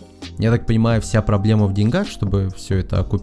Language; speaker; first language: Russian; native; Russian